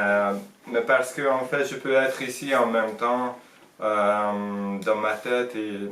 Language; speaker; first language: French; non-native, fluent; Hungarian